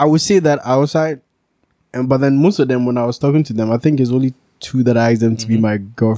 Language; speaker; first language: English; non-native, local second language; Akan